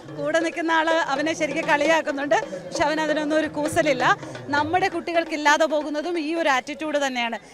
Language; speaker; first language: Malayalam; native; Malayalam